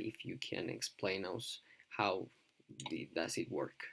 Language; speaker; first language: English; non-native, fluent; Spanish